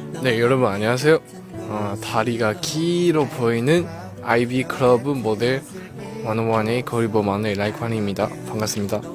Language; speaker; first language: Korean; non-native, learner; Chinese